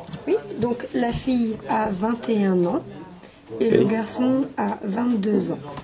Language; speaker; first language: French; non-native, learner; English